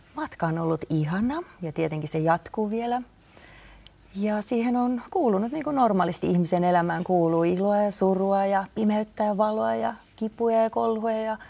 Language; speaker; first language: Finnish; non-native, fluent; Estonian